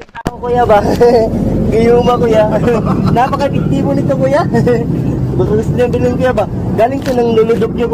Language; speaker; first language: Filipino; non-native, local second language; Cebuano